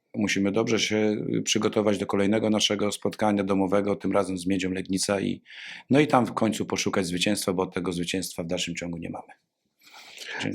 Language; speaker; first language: Polish; native; Polish